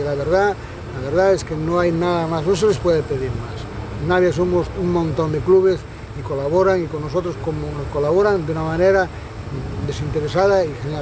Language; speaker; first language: Spanish; native; Spanish